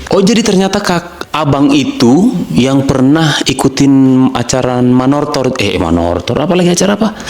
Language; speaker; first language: Indonesian; native; Indonesian